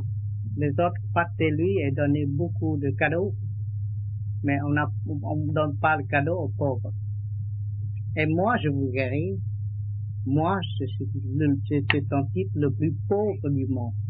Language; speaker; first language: French; non-native, learner; Vietnamese